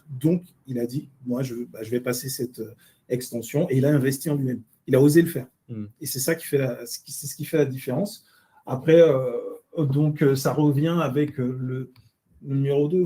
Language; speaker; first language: French; native; French